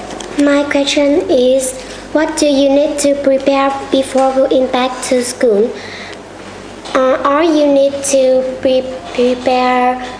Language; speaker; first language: English; non-native, learner; Vietnamese